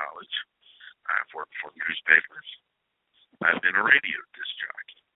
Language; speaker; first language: English; native; English